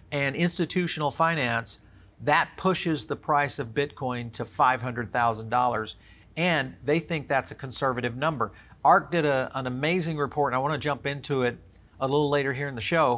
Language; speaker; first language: English; native; English